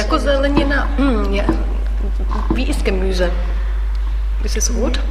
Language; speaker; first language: German; non-native, fluent; Czech